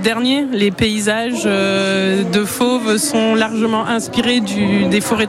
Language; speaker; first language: French; native; French